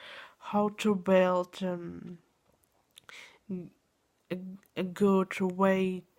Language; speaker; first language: English; non-native, learner; Russian